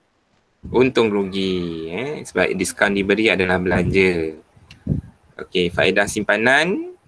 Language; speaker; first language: Malay; native; Malay